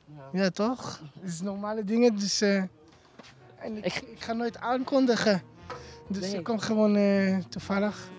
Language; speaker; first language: Dutch; non-native, learner; Hebrew